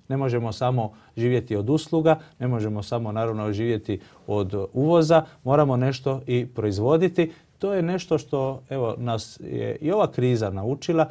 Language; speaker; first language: Croatian; early bilingual, heritage; Croatian